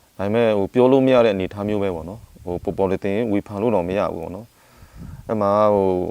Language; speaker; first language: Burmese; non-native, local second language; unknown